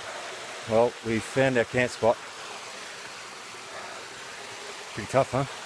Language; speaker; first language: English; native; English